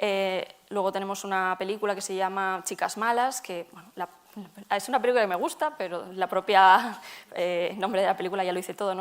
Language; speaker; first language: Spanish; native; Spanish